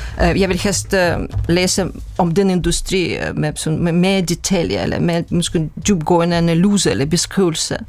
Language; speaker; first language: Danish; non-native, fluent; Russian